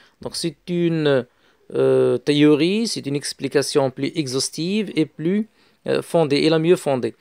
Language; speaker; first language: French; non-native, local second language; Arabic